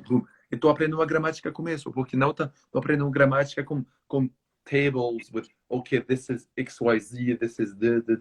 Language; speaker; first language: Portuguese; non-native, learner; French